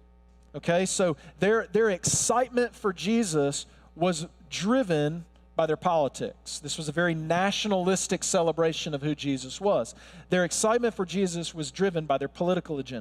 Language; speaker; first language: English; native; English